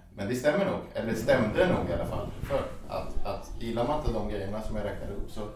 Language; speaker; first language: Swedish; native; Swedish